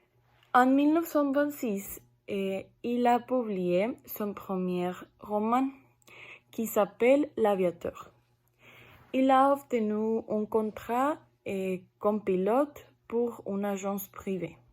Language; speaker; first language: French; non-native, learner; Spanish